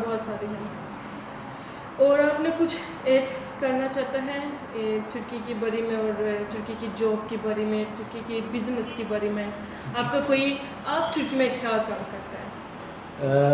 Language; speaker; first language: Hindi; non-native, learner; Turkish